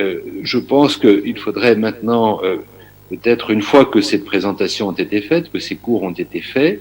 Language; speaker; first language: French; native; French